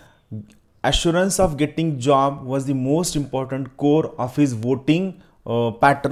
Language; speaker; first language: English; non-native, local second language; Marathi